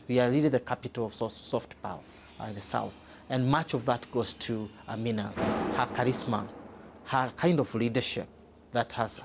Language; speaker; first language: English; non-native, local second language; Swahili